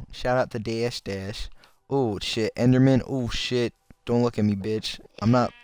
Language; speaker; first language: English; native; English